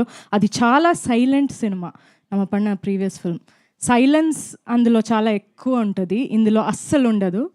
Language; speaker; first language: Telugu; non-native, fluent; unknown